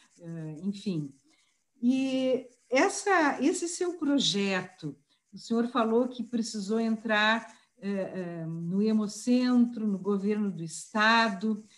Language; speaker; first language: Portuguese; native; Portuguese